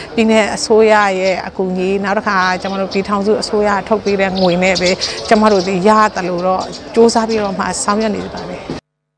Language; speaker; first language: Burmese; native; Burmese